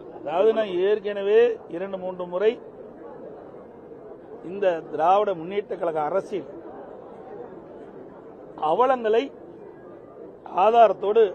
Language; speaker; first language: Tamil; native; Tamil